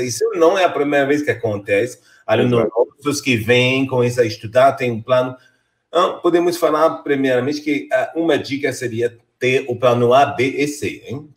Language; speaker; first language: Portuguese; non-native, fluent; French